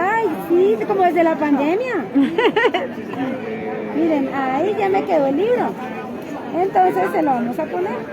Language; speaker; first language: Spanish; native; Spanish